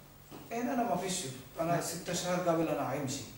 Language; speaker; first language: Arabic; non-native, learner; Bangla